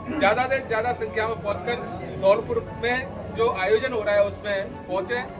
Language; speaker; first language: Hindi; native; Hindi